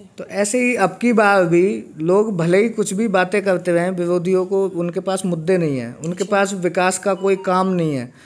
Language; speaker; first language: Hindi; native; Hindi